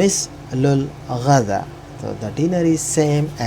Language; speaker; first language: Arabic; non-native, fluent; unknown